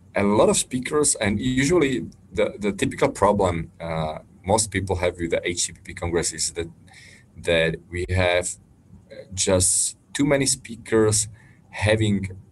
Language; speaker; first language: English; non-native, fluent; Slovak